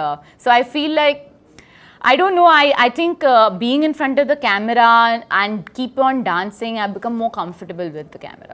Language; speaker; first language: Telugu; non-native, learner; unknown